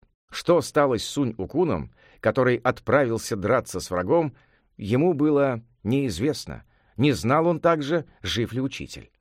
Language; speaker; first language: Russian; native; Russian